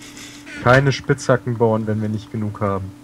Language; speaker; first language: German; native; German